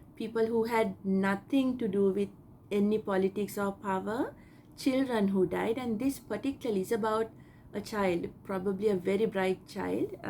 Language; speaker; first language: English; non-native, local second language; Sinhala